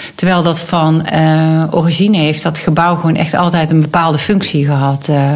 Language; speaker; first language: Dutch; native; Dutch